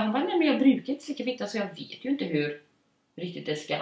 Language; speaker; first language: Swedish; native; Swedish